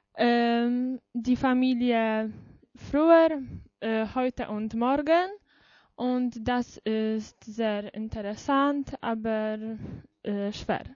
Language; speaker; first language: German; non-native, learner; Polish